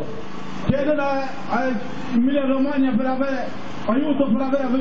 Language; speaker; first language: Italian; non-native, learner; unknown